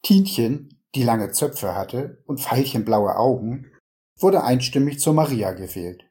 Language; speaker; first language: German; native; German